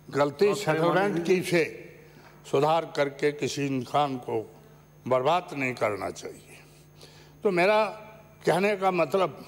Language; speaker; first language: Hindi; native; Hindi